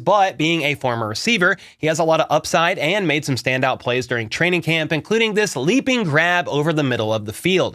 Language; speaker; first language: English; native; English